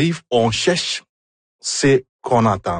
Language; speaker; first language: French; non-native, fluent; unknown